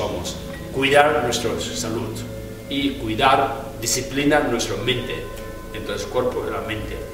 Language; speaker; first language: Spanish; non-native, fluent; Tibetan